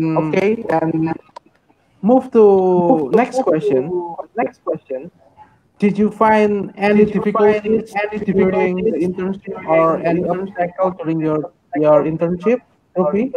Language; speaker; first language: English; non-native, fluent; Indonesian